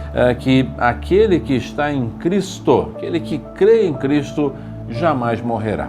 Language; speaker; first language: Portuguese; native; Portuguese